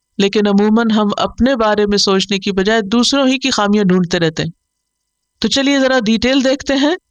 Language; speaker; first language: Urdu; native; Urdu